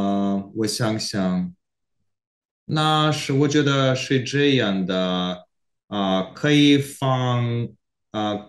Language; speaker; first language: Chinese; non-native, learner; Korean